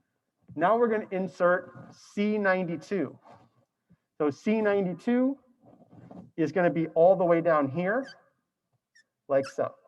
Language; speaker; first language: English; native; English